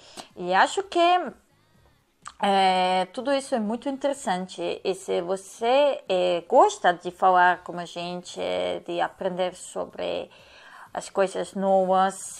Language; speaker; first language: Portuguese; non-native, learner; Serbian